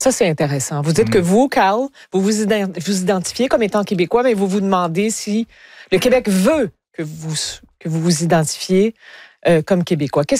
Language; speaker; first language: French; native; French